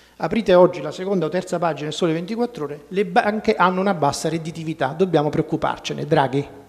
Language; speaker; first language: Italian; native; Italian